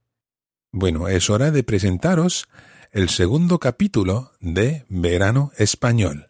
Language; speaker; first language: Spanish; non-native, fluent; English